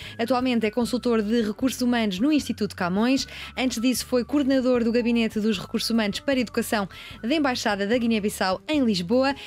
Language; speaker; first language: Portuguese; native; Portuguese